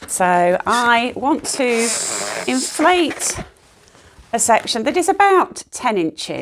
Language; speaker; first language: English; native; English